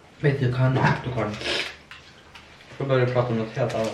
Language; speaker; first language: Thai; early bilingual, heritage; Thai